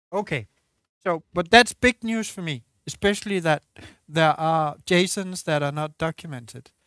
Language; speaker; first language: English; non-native, fluent; Danish